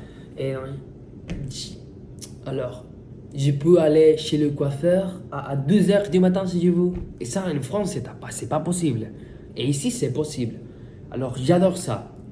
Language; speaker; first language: French; non-native, fluent; Spanish